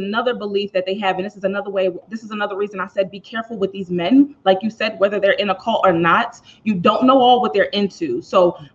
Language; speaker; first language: English; native; English